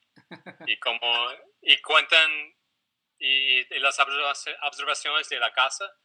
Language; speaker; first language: Spanish; non-native, fluent; English